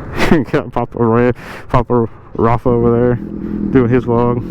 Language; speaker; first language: English; native; English